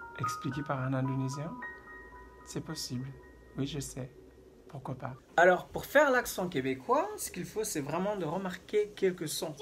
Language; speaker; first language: French; non-native, fluent; Indonesian